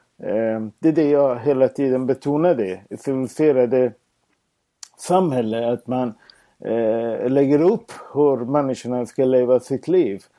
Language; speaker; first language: Swedish; non-native, fluent; Persian